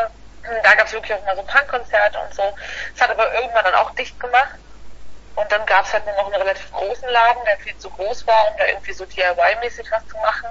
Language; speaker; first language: German; native; German